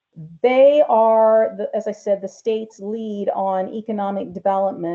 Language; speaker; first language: English; native; English